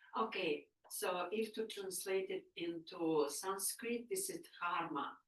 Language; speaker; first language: English; non-native, fluent; Russian